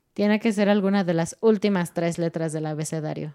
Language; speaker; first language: Spanish; native; Spanish